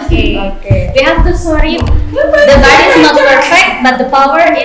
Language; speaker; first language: English; non-native, learner; Indonesian